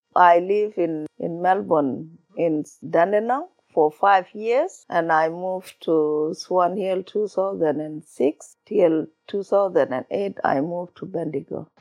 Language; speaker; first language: English; non-native, learner; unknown